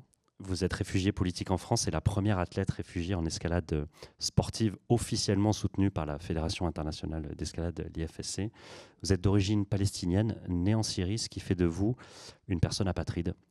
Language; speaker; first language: French; native; French